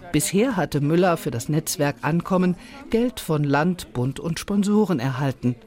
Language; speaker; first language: German; native; German